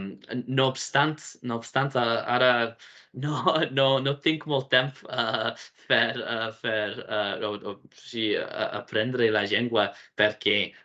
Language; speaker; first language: Catalan; non-native, learner; English